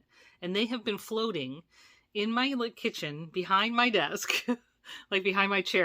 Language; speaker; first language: English; native; English